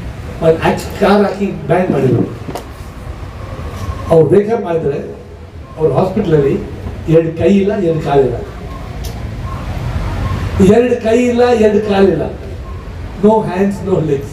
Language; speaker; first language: Kannada; non-native, local second language; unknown